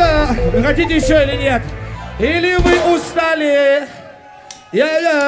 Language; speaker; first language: Russian; non-native, fluent; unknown